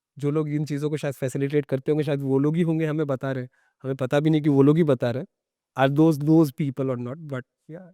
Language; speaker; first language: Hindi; non-native, local second language; Bangla